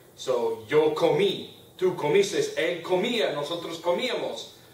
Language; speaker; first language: Spanish; non-native, fluent; English